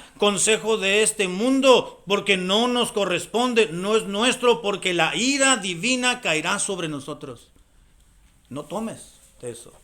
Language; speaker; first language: Spanish; native; Spanish